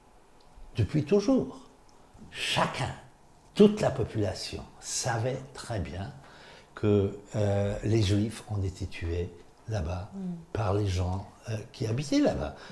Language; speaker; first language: French; non-native, fluent; Polish